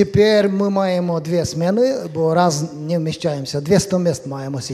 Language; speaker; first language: Polish; non-native, learner; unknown